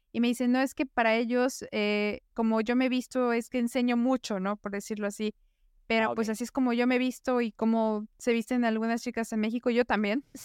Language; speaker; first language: Spanish; native; Spanish